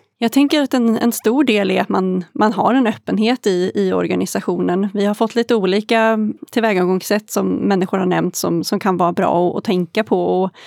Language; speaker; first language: Swedish; native; Swedish